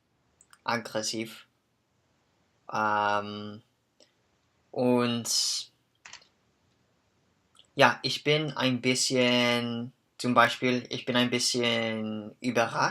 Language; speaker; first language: German; non-native, learner; English